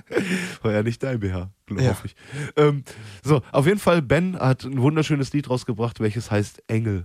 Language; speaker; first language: German; native; German